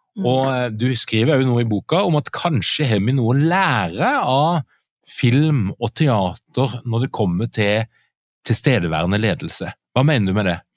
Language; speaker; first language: Norwegian; native; Norwegian